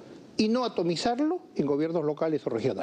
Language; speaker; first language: Spanish; native; Spanish